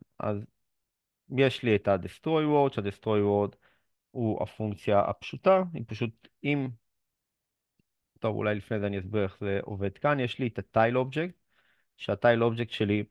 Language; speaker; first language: Hebrew; native; Hebrew